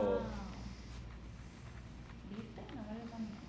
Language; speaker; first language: Spanish; native; Spanish